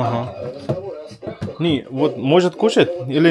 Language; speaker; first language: Russian; non-native, learner; Hindi